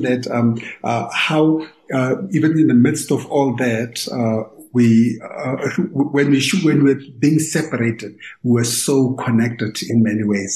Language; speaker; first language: English; non-native, local second language; Tswana